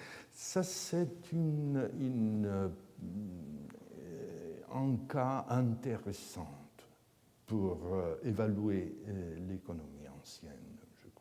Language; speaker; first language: French; non-native, fluent; Italian